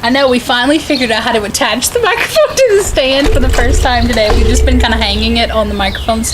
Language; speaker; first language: English; native; English